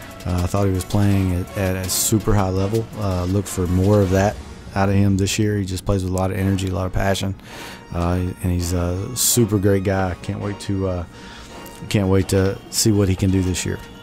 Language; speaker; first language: English; native; English